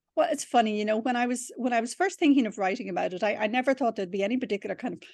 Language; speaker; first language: English; native; English